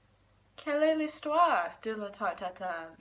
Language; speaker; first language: French; non-native, learner; English